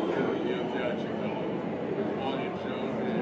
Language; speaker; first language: Italian; non-native, learner; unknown